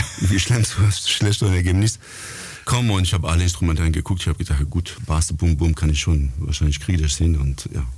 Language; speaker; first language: German; non-native, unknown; French